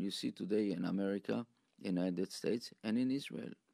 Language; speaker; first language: English; non-native, fluent; Hebrew